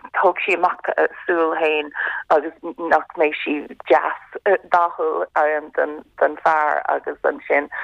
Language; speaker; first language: Irish; non-native, local second language; English